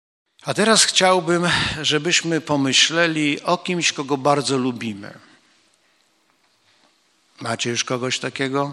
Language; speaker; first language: Polish; native; Polish